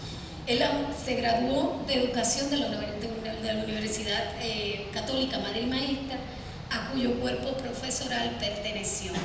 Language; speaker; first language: Spanish; native; Spanish